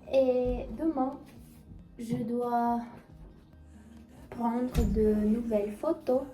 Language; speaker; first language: French; non-native, learner; Russian